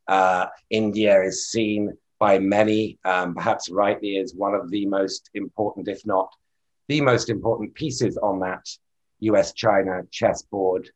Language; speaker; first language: English; native; English